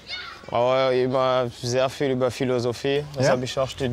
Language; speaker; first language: German; non-native, fluent; French